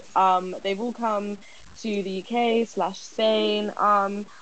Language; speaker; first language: English; native; English